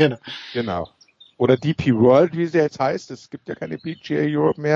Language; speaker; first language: German; native; German